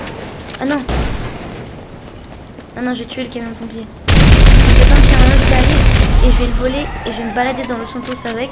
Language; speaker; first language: French; native; French